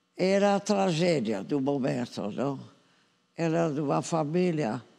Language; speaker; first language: Portuguese; non-native, fluent; English